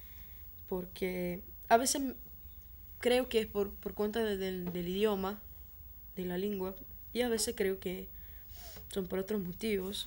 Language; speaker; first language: Spanish; non-native, fluent; Portuguese